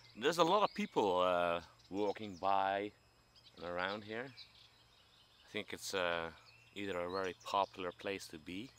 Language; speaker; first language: English; non-native, fluent; Dutch